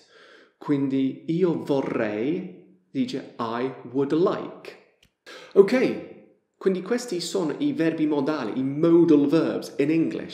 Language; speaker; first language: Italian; non-native, fluent; English